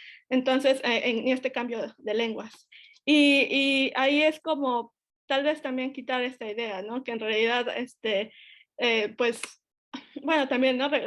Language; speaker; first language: Spanish; native; Spanish